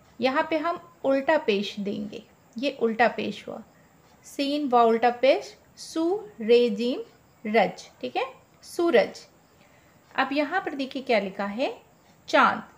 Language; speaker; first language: Hindi; native; Hindi